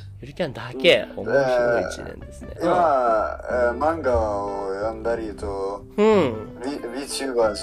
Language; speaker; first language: Japanese; non-native, learner; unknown